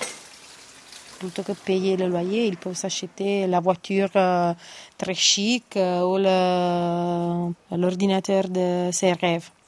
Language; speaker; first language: French; non-native, fluent; Italian